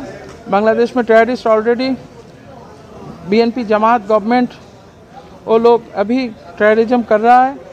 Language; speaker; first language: Hindi; non-native, fluent; Bangla